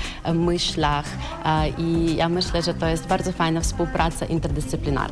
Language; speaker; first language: Polish; non-native, fluent; Ukrainian